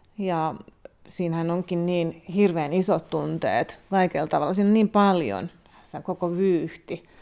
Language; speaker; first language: Finnish; native; Finnish